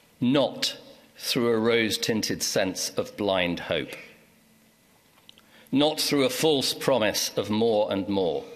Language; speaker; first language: English; native; English